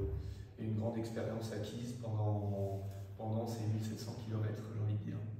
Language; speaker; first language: French; native; French